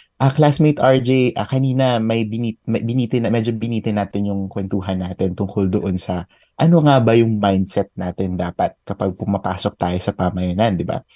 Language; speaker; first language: Filipino; native; Filipino